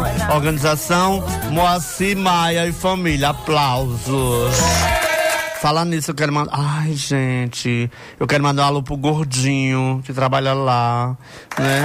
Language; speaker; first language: Portuguese; native; Portuguese